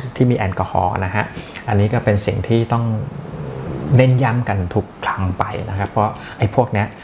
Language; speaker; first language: Thai; native; Thai